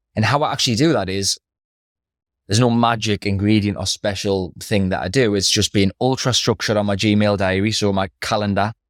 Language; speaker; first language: English; native; English